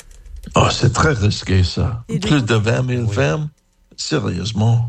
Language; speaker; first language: French; non-native, learner; English